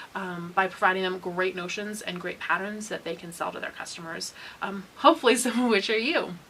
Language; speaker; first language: English; native; English